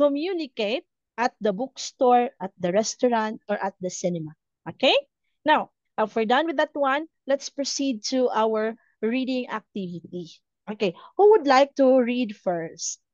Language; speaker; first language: English; non-native, fluent; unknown